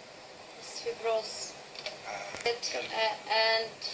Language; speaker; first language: English; non-native, learner; Russian